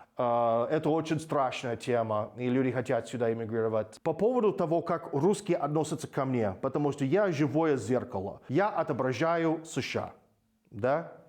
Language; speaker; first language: Russian; non-native, fluent; English